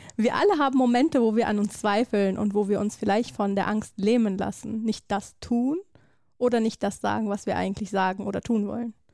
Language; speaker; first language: German; early bilingual, other home language; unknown